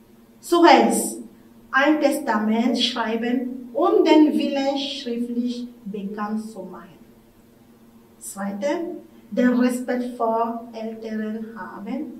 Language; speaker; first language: German; non-native, fluent; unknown